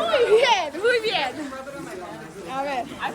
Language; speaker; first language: Spanish; non-native, fluent; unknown